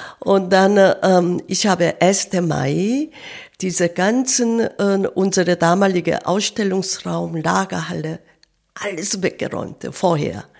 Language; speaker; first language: German; non-native, learner; Korean